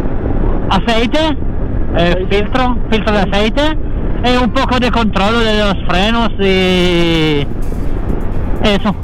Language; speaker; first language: Spanish; non-native, learner; Italian